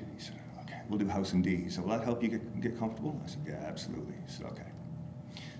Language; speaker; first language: English; native; English